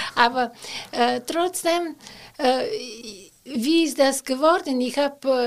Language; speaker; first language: German; non-native, fluent; Bulgarian